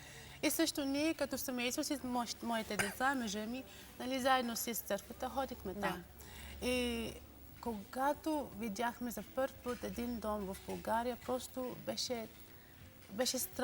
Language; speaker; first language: Bulgarian; non-native, learner; English